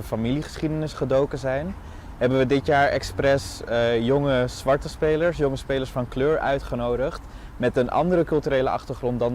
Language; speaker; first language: Dutch; native; Dutch